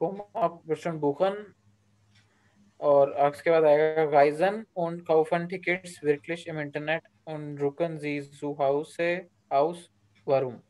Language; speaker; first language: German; non-native, learner; Urdu